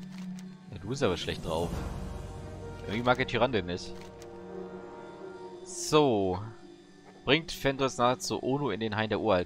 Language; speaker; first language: German; native; German